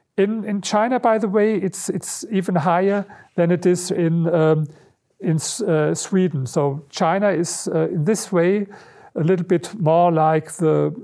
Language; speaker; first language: English; non-native, fluent; German